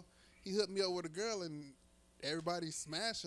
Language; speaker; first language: English; native; English